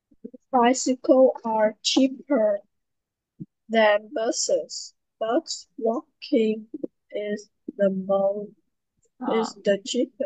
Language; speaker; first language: English; non-native, learner; Vietnamese